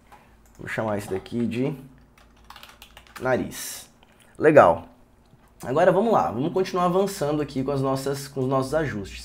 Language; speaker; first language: Portuguese; native; Portuguese